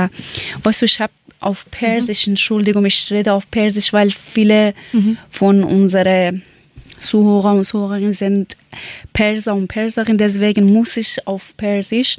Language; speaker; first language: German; non-native, learner; Persian